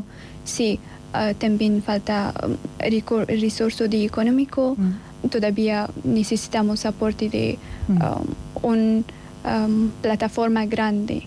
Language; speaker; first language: Spanish; non-native, learner; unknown